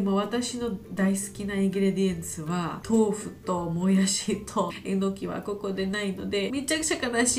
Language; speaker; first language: Japanese; non-native, learner; Georgian